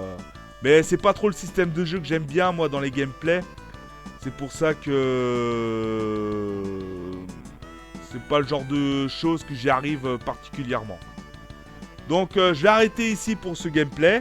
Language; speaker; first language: French; native; French